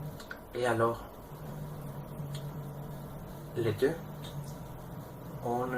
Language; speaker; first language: French; non-native, learner; Spanish